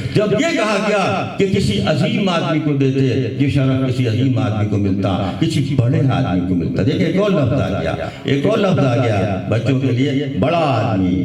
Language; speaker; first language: Urdu; native; Urdu